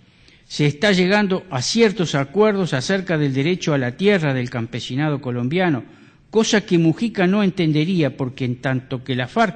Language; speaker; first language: Spanish; native; Spanish